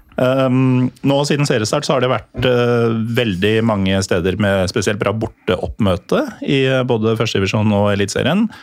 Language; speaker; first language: Norwegian; native; Norwegian